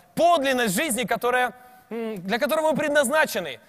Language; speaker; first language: Russian; native; Russian